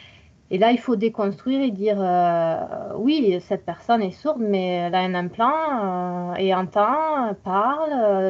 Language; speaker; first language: French; native; French